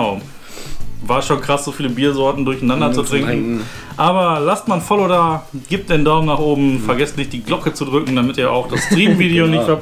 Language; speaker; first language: German; native; German